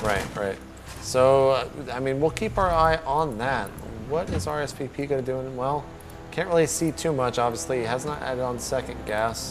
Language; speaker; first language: English; native; English